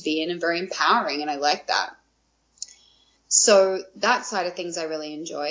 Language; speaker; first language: English; native; English